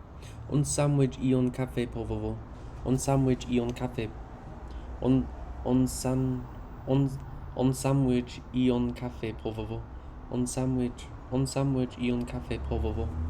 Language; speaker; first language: Spanish; non-native, learner; English